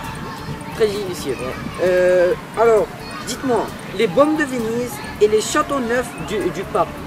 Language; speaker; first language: French; non-native, learner; English